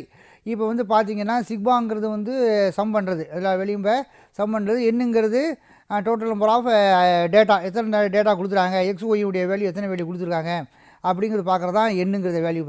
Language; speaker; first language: Tamil; native; Tamil